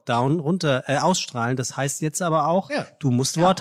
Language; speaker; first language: German; native; German